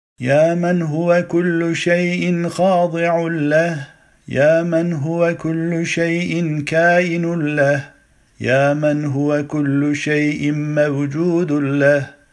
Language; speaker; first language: Arabic; non-native, fluent; Turkish